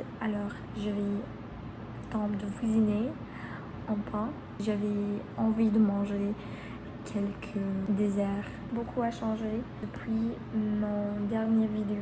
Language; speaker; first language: French; non-native, learner; Spanish